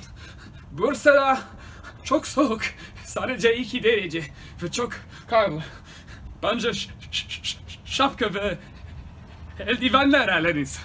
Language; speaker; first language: Turkish; non-native, learner; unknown